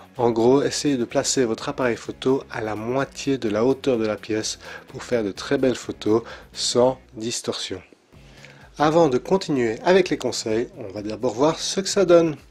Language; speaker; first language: French; native; French